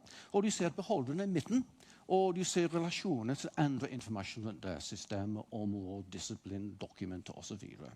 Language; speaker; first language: Norwegian; non-native, fluent; English